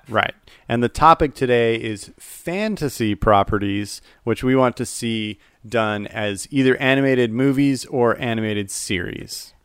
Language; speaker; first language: English; native; English